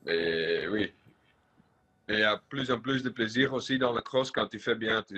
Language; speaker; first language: French; non-native, local second language; Dutch